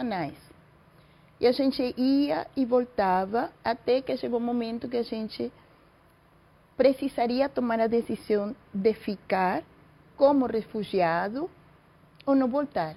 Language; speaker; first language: Portuguese; non-native, fluent; Spanish